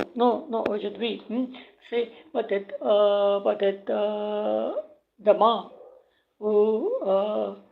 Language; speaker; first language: French; non-native, learner; Punjabi